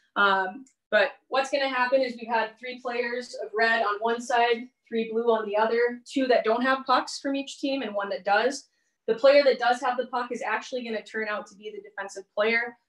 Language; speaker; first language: English; native; English